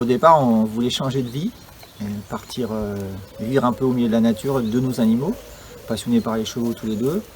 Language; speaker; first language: French; native; French